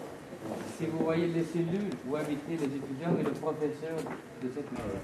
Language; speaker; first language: French; non-native, fluent; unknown